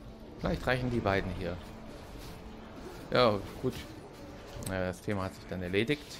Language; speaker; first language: German; native; German